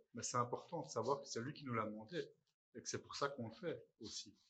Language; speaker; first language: French; native; French